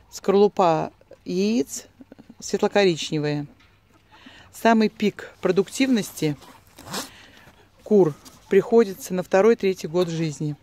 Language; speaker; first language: Russian; native; Russian